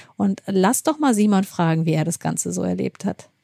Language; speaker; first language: German; native; German